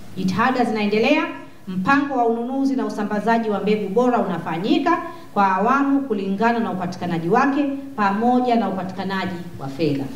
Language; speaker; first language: Swahili; native; Swahili